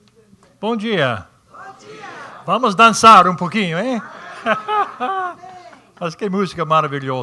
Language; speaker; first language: Portuguese; non-native, fluent; English